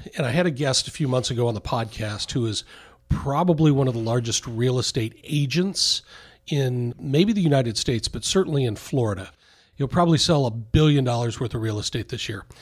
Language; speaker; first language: English; native; English